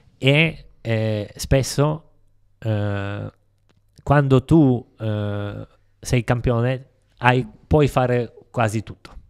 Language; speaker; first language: Italian; non-native, fluent; Polish